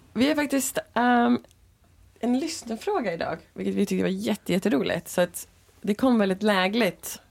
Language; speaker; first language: Swedish; native; Swedish